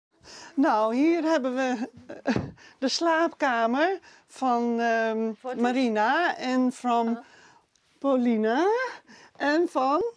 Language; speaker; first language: Dutch; native; Dutch